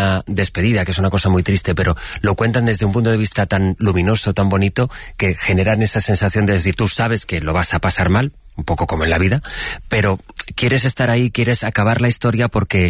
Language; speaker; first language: Spanish; native; Spanish